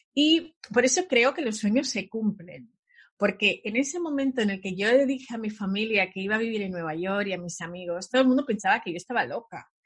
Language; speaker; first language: Spanish; early bilingual, other home language; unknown